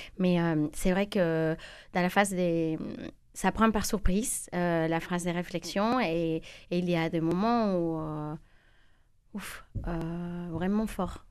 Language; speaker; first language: French; non-native, fluent; Spanish